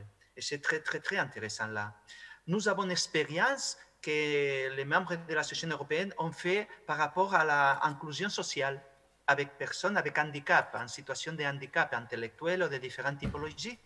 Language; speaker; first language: French; non-native, fluent; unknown